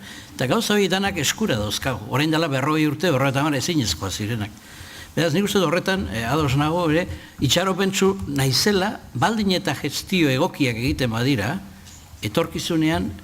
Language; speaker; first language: Basque; native; Basque